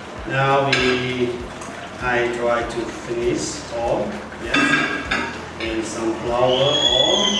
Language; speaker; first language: English; non-native, learner; Khmer